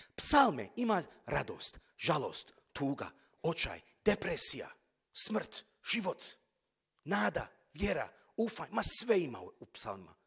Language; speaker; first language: Croatian; early bilingual, heritage; Croatian